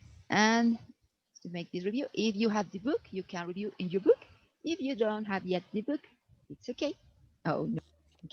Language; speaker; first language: English; non-native, fluent; Spanish